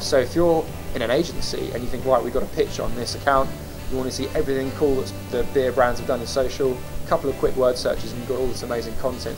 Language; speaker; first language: English; native; English